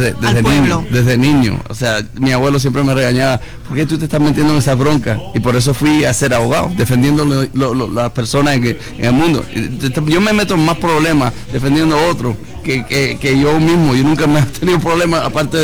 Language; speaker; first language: Spanish; early bilingual, heritage; Spanish